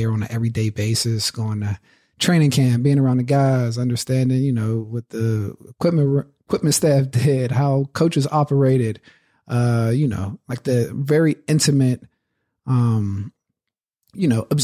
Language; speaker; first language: English; native; English